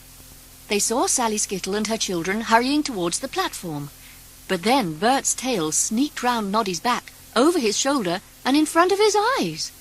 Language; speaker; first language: English; native; English